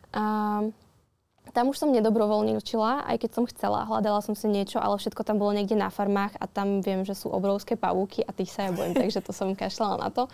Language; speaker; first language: Slovak; native; Slovak